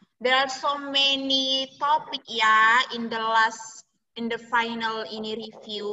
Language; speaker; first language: English; non-native, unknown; Indonesian